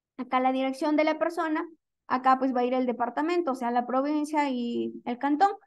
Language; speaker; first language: Spanish; native; Spanish